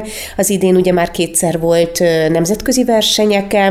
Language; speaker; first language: Hungarian; native; Hungarian